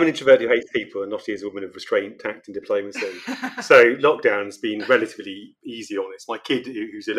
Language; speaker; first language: English; native; English